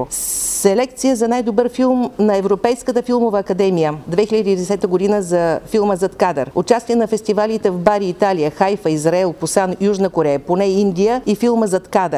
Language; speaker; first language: Bulgarian; native; Bulgarian